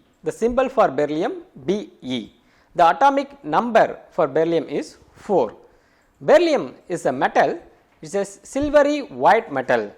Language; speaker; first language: English; non-native, local second language; Tamil